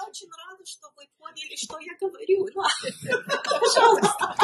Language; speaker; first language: Russian; early bilingual, heritage; Russian